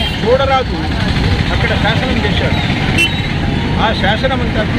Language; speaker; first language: Telugu; native; Telugu